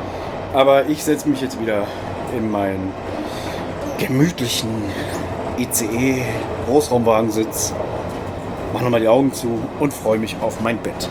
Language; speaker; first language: German; native; German